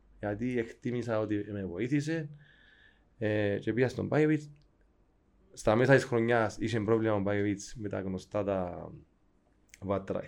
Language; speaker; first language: Greek; native; Greek